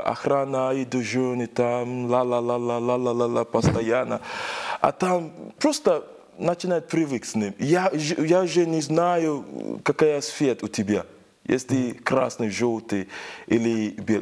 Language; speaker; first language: Russian; non-native, learner; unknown